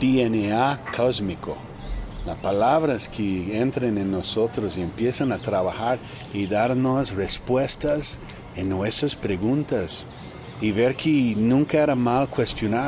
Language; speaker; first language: Spanish; non-native, fluent; Portuguese